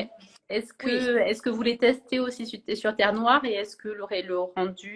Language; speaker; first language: French; native; French